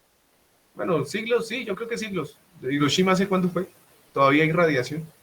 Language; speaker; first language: Spanish; native; Spanish